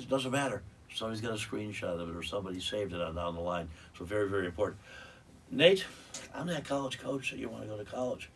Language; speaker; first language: English; native; English